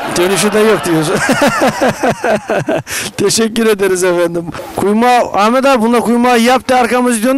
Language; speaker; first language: Turkish; native; Turkish